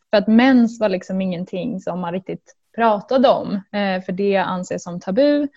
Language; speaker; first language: Swedish; native; Swedish